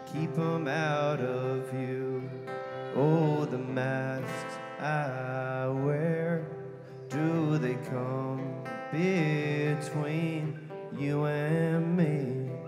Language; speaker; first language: English; native; English